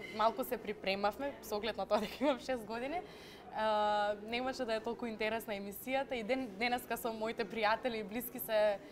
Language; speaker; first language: Macedonian; native; Macedonian